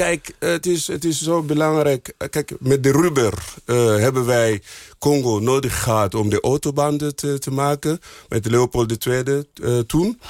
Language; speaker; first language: Dutch; non-native, fluent; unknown